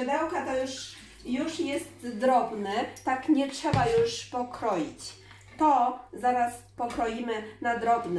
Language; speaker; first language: Polish; non-native, learner; Chinese